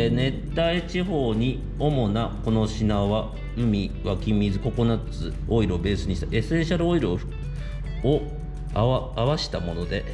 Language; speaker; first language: Japanese; native; Japanese